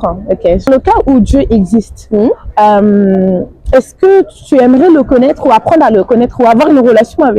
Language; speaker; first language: French; native; French